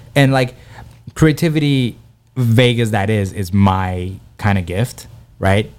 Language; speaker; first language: English; early bilingual, other home language; Persian